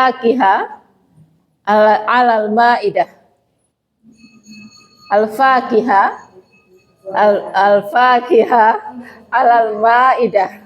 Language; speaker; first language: Arabic; non-native, fluent; Indonesian